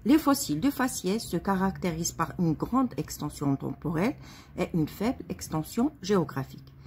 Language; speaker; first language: French; non-native, local second language; Arabic